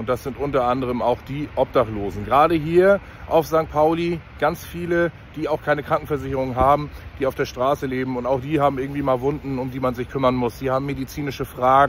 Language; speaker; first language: German; native; German